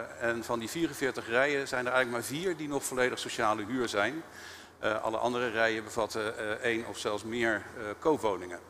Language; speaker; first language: Dutch; native; Dutch